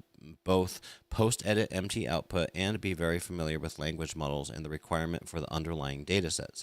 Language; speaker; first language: English; native; English